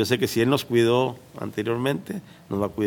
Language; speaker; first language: Spanish; native; Spanish